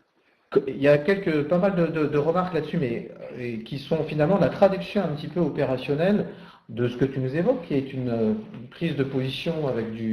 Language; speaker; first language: French; native; French